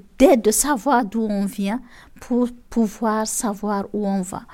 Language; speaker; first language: French; non-native, local second language; Fula